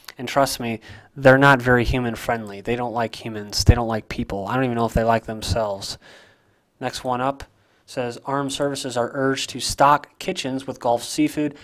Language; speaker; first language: English; native; English